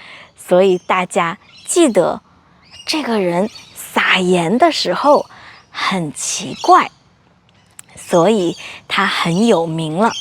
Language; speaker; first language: Chinese; non-native, fluent; English